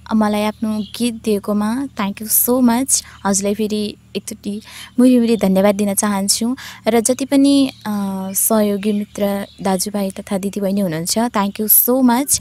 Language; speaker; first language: Nepali; non-native, local second language; Dangaura Tharu